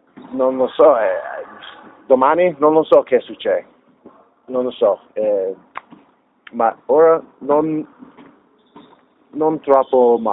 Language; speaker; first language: Italian; non-native, learner; English